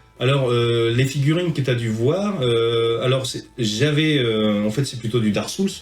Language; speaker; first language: French; early bilingual, heritage; French